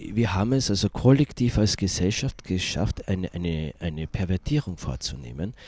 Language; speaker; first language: German; native; German